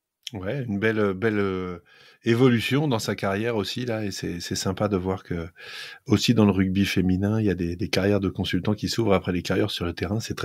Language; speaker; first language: French; native; French